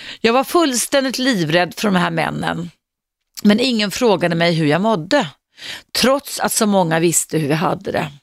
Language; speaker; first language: Swedish; native; Swedish